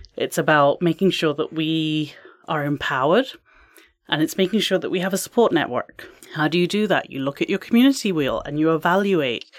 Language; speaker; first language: English; native; English